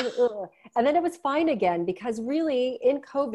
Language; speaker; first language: English; native; English